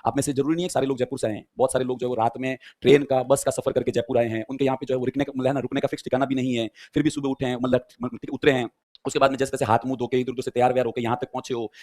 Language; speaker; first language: Hindi; native; Hindi